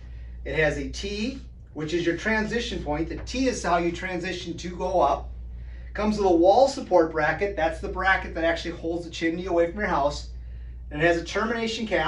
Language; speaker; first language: English; native; English